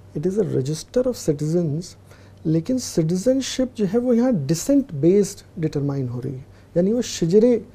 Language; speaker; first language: Hindi; native; Hindi